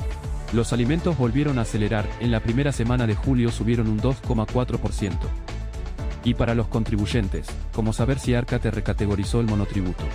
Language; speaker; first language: Spanish; native; Spanish